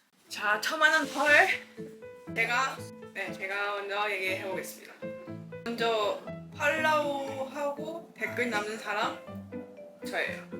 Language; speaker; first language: Korean; non-native, fluent; Chinese